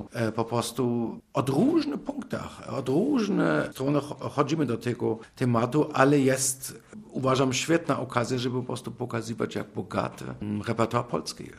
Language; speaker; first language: Polish; non-native, fluent; German